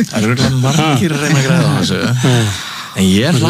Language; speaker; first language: Icelandic; native; Icelandic